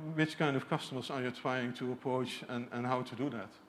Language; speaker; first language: English; non-native, fluent; Dutch